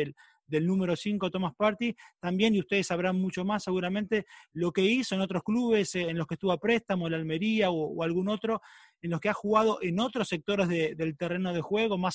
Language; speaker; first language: Spanish; native; Spanish